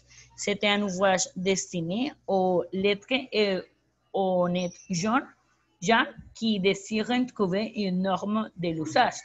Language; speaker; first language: French; non-native, learner; Spanish